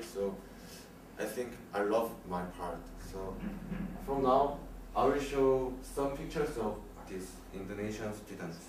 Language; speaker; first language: English; non-native, learner; Korean